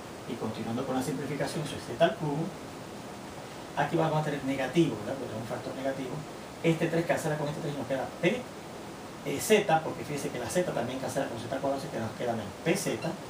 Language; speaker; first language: Spanish; native; Spanish